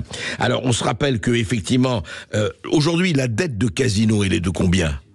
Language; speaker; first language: French; native; French